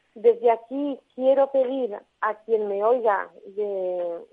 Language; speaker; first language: Spanish; native; Spanish